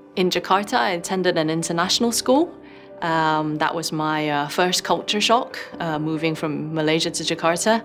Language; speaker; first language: English; early bilingual, other home language; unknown